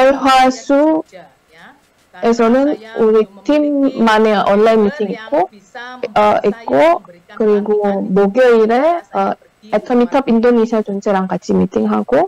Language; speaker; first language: Korean; non-native, fluent; Indonesian